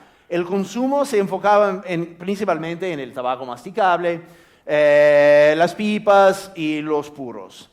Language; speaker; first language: Spanish; non-native, fluent; English